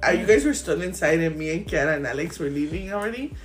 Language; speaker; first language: English; early bilingual, other home language; Spanish